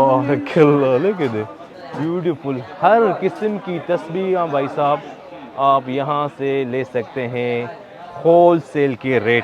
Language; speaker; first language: Hindi; non-native, local second language; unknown